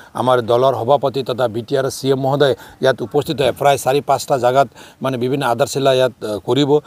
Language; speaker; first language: Assamese; non-native, local second language; Nepali